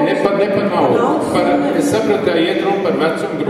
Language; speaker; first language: Latvian; native; Latvian